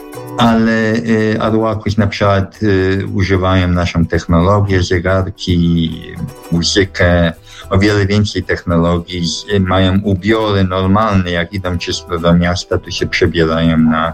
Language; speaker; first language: Polish; early bilingual, heritage; Polish